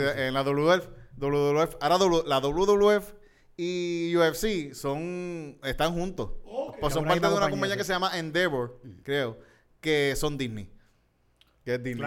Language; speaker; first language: Spanish; native; Spanish